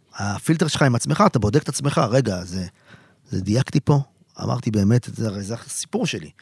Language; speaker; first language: Hebrew; native; Hebrew